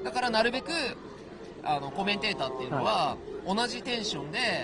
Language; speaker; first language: Japanese; native; Japanese